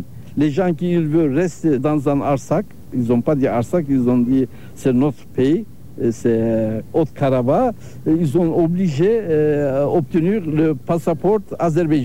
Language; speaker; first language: French; non-native, learner; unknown